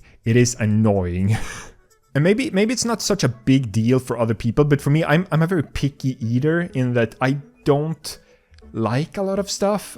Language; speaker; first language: English; non-native, fluent; Swedish